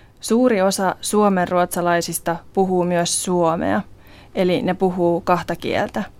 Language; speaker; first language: Finnish; non-native, local second language; Swedish